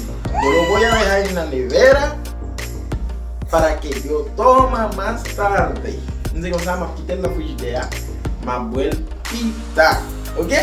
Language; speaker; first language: Spanish; non-native, learner; Haitian Creole